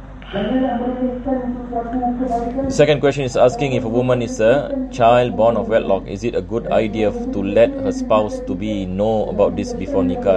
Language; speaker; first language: English; non-native, local second language; Malay